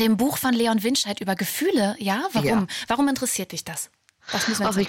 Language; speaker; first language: German; native; German